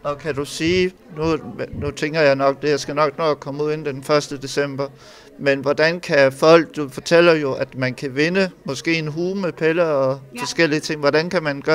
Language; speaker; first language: Danish; native; Danish